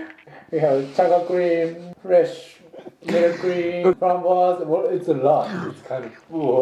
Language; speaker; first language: English; non-native, fluent; Japanese